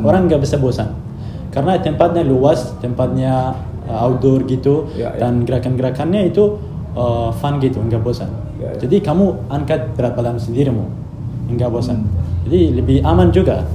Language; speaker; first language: Indonesian; non-native, fluent; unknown